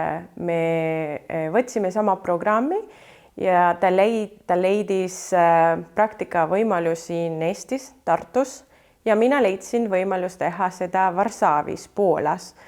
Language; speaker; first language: Estonian; non-native, fluent; Spanish